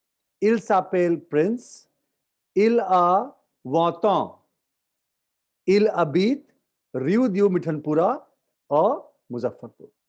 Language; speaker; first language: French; non-native, learner; Hindi